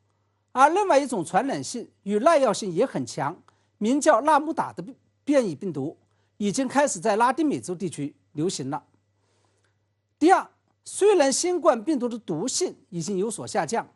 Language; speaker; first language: Chinese; native; Chinese